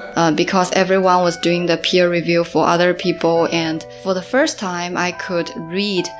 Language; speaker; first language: English; non-native, fluent; Chinese